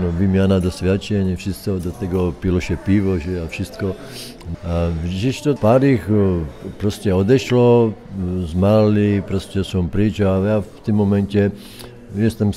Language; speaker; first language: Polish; non-native, learner; Czech